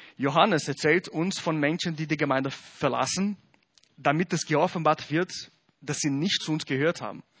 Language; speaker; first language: German; non-native, fluent; Portuguese